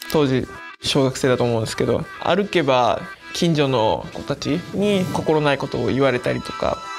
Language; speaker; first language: Japanese; early bilingual, other home language; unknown